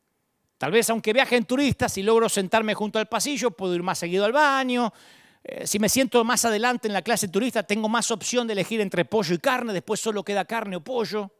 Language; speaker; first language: Spanish; native; Spanish